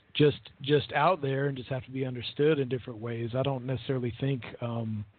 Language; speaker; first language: English; native; English